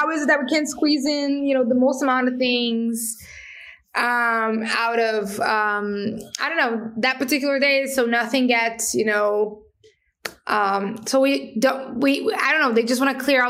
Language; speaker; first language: English; non-native, fluent; Portuguese